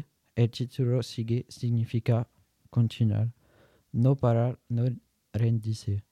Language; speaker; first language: Spanish; non-native, learner; French